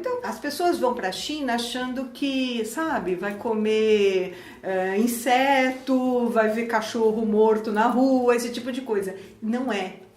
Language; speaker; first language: Portuguese; native; Portuguese